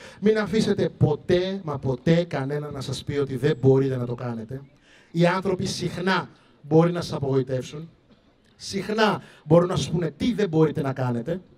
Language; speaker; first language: Greek; early bilingual, other home language; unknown